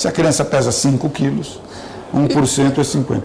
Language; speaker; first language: Portuguese; native; Portuguese